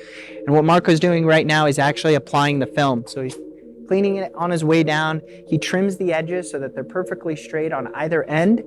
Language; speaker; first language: English; native; English